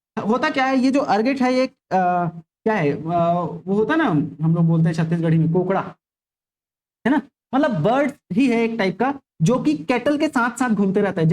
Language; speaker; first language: Hindi; native; Hindi